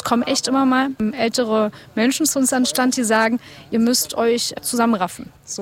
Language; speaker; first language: German; native; German